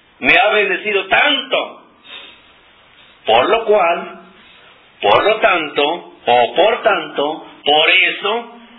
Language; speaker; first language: Spanish; non-native, local second language; Nahuatl languages